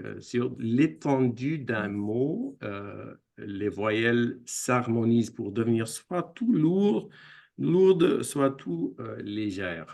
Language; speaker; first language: French; non-native, fluent; English